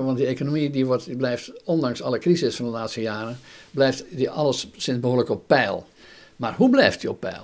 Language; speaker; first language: Dutch; native; Dutch